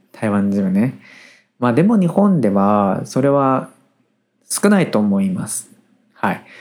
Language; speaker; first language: Japanese; native; Japanese